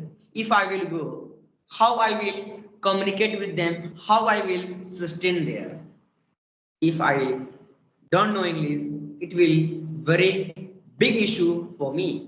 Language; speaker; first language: English; non-native, learner; Bhojpuri